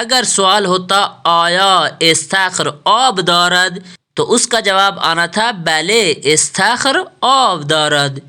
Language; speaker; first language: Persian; non-native, fluent; Urdu